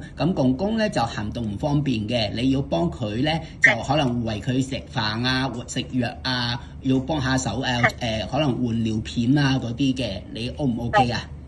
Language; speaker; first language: Cantonese; native; Cantonese